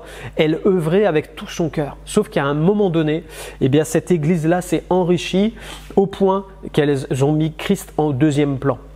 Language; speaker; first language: French; native; French